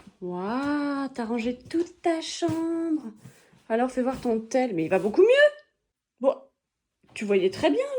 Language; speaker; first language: French; native; French